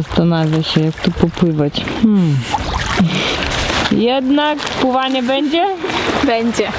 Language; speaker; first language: Polish; non-native, fluent; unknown